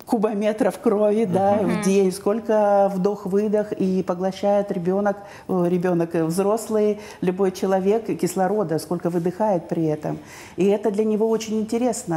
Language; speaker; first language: Russian; native; Russian